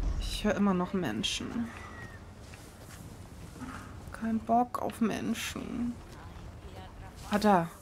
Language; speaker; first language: German; native; German